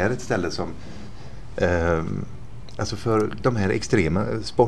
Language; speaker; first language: Swedish; native; Swedish